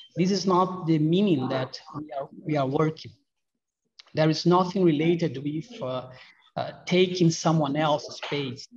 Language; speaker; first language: English; non-native, fluent; Portuguese